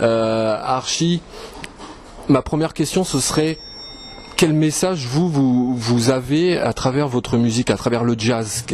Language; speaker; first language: French; native; French